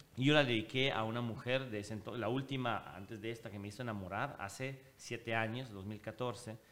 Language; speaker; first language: Spanish; non-native, fluent; Italian